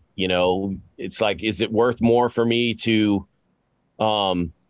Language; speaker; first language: English; native; English